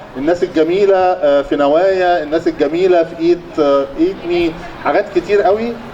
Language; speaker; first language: Egyptian Arabic; native; Egyptian Arabic